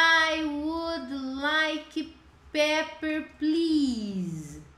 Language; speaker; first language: English; non-native, fluent; Portuguese